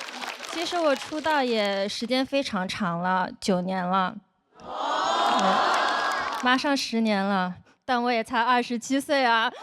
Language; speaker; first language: Chinese; native; Chinese